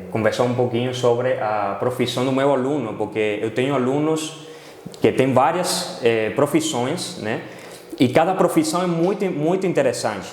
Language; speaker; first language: Portuguese; non-native, fluent; Spanish